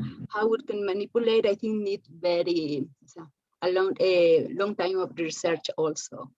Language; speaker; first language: English; non-native, learner; Spanish